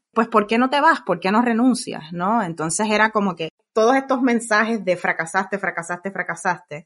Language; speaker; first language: Spanish; native; Spanish